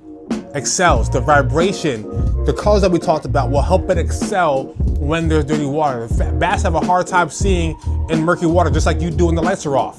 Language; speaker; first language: English; native; English